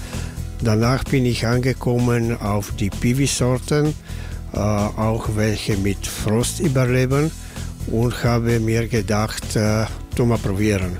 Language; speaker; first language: German; non-native, learner; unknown